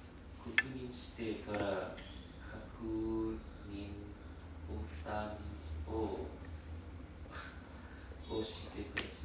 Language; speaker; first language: Japanese; non-native, learner; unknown